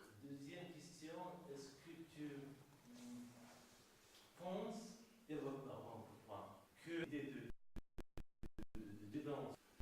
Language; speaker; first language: French; non-native, fluent; Russian